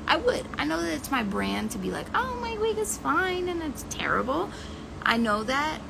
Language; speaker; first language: English; native; English